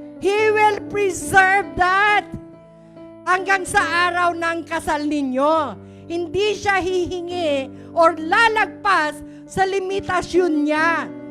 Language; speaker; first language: Filipino; native; Filipino